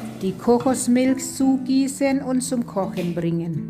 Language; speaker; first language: German; non-native, fluent; Thai